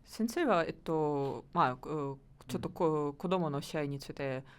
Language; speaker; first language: Japanese; non-native, learner; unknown